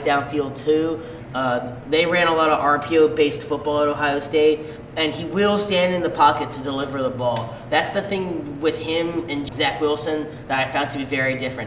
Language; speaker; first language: English; native; English